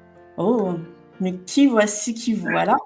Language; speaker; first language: French; native; French